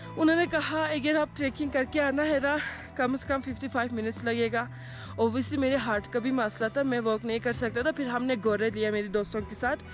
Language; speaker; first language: Urdu; non-native, learner; Turkish